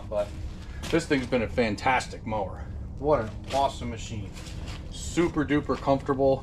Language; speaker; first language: English; native; English